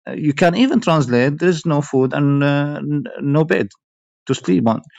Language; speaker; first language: English; non-native, fluent; Arabic